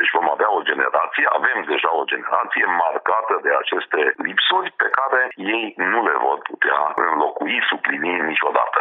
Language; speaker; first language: Romanian; non-native, local second language; Hungarian